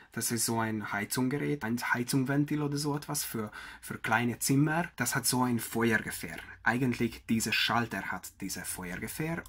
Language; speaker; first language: German; non-native, learner; Hungarian